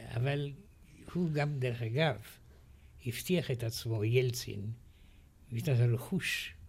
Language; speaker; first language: Hebrew; non-native, fluent; Romanian